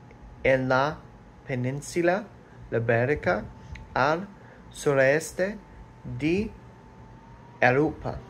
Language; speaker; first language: Spanish; non-native, learner; English